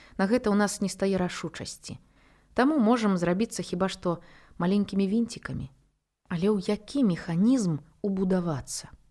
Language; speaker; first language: Belarusian; non-native, local second language; Russian